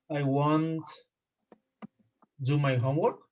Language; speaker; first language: English; non-native, learner; Spanish